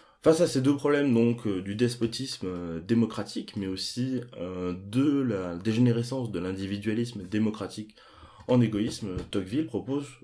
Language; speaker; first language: French; native; French